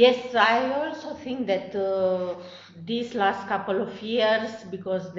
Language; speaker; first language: English; non-native, fluent; Romanian